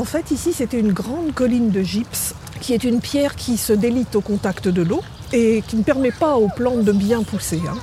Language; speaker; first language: French; native; French